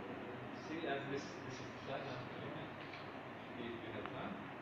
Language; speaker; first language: English; non-native, fluent; Turkish